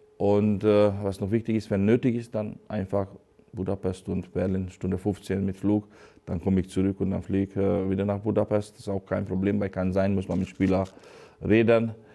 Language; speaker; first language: German; non-native, fluent; Hungarian